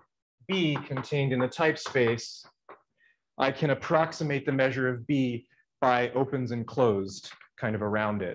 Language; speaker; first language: English; native; English